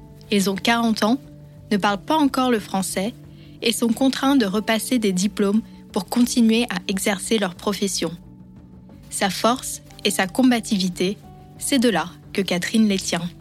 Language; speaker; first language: French; native; French